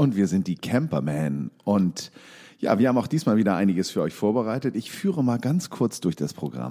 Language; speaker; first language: German; native; German